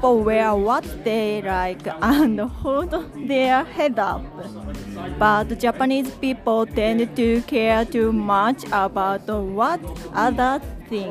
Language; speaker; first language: English; non-native, learner; Japanese